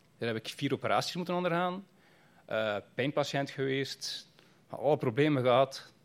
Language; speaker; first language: Dutch; native; Dutch